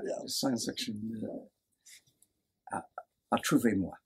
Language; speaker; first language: French; non-native, learner; English